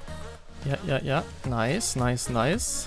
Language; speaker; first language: German; native; German